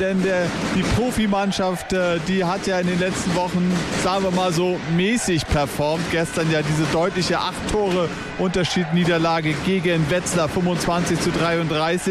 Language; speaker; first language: German; native; German